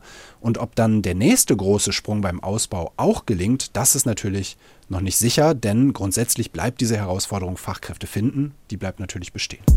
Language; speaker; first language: German; native; German